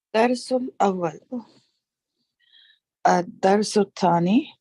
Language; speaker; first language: Arabic; non-native, learner; English